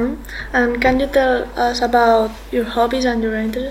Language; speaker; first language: English; non-native, learner; Spanish